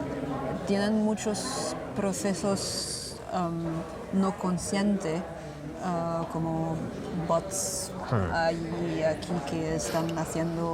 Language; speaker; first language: Spanish; non-native, fluent; French